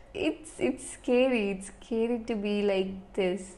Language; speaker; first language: English; non-native, local second language; Malayalam